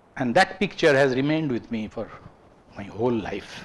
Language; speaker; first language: English; non-native, local second language; Bangla